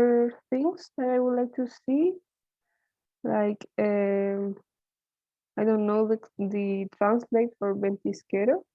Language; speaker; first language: English; non-native, learner; Spanish